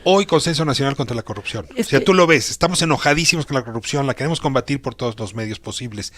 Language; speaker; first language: Spanish; native; Spanish